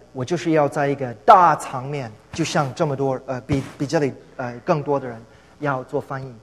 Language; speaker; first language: Chinese; non-native, fluent; English